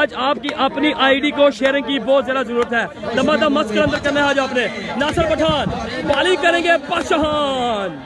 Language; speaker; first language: Urdu; non-native, local second language; Punjabi